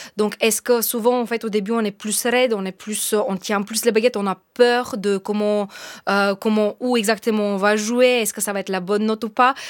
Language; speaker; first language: French; non-native, fluent; Bulgarian